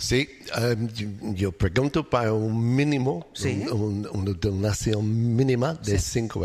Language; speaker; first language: Spanish; non-native, learner; English